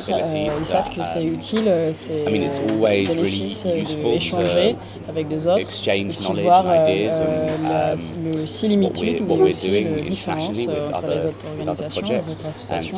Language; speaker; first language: French; non-native, fluent; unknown